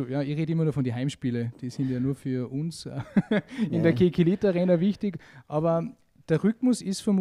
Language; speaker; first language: German; native; German